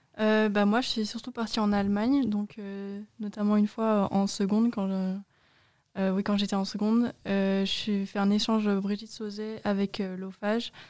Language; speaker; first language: French; native; French